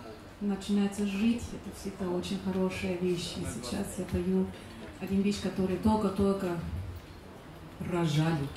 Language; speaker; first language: Russian; non-native, learner; German